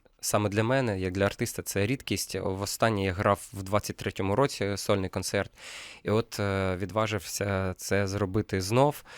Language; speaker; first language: Ukrainian; non-native, local second language; Russian